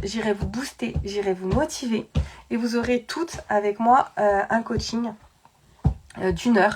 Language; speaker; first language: French; native; French